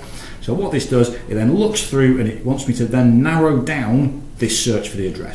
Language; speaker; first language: English; native; English